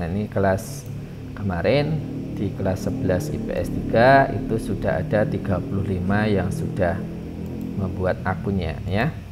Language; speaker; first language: Indonesian; native; Indonesian